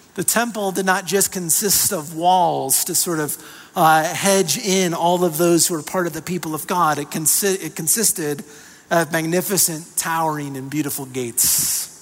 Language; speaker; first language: English; native; English